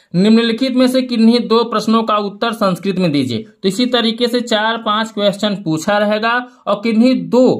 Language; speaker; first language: Hindi; native; Hindi